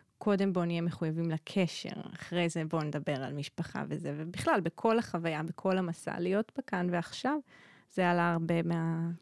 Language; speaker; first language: Hebrew; native; Hebrew